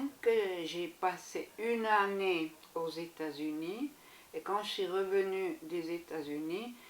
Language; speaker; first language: French; non-native, local second language; German